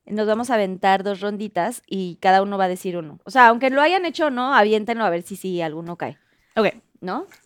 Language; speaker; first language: Spanish; native; Spanish